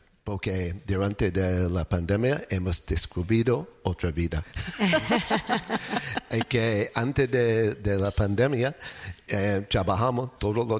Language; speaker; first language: Spanish; non-native, fluent; English